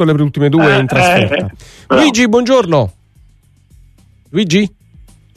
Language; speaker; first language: Italian; native; Italian